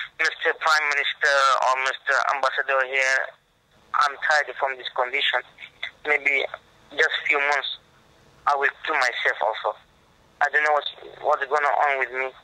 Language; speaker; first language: English; non-native, learner; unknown